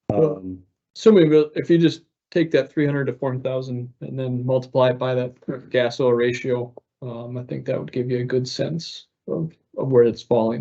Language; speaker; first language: English; native; English